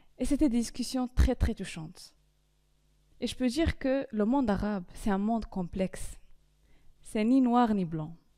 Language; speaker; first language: French; non-native, local second language; Arabic